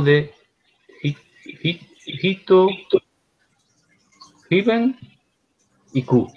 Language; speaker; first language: Japanese; non-native, learner; Spanish